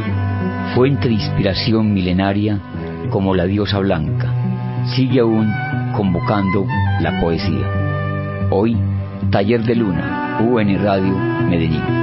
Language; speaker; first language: Spanish; native; Spanish